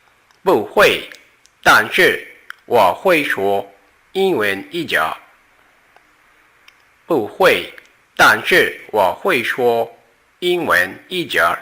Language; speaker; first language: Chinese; non-native, learner; Portuguese